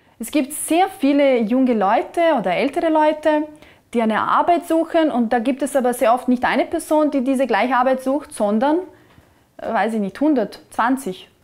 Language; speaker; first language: German; non-native, fluent; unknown